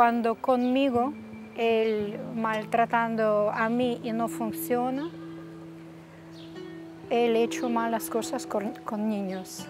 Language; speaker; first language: Spanish; non-native, learner; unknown